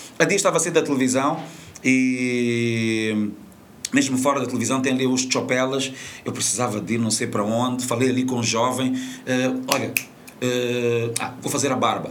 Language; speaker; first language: Portuguese; native; Portuguese